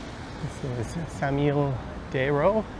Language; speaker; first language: English; native; English